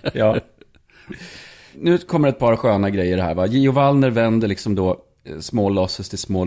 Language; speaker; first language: Swedish; native; Swedish